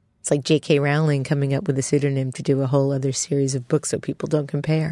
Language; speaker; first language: English; native; English